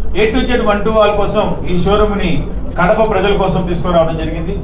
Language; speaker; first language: Telugu; native; Telugu